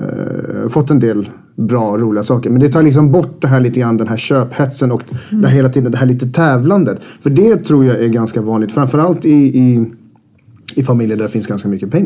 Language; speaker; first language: Swedish; native; Swedish